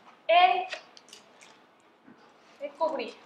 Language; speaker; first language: French; non-native, fluent; Spanish